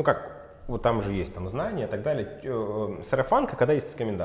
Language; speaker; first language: Russian; native; Russian